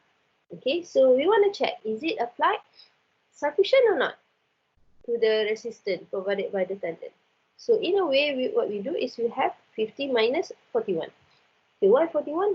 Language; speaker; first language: English; non-native, local second language; Malay